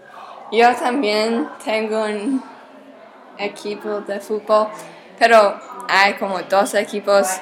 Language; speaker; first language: Spanish; non-native, learner; English